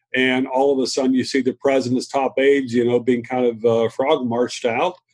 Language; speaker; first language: English; native; English